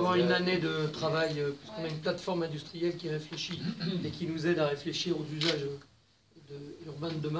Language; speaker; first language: French; native; French